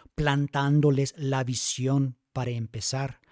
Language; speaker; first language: Spanish; non-native, fluent; English